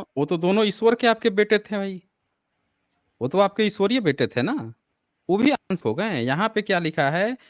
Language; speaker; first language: Hindi; native; Hindi